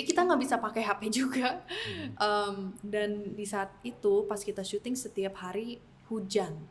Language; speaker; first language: Indonesian; early bilingual, heritage; English